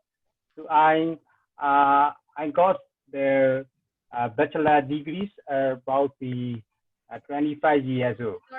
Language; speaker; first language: English; non-native, learner; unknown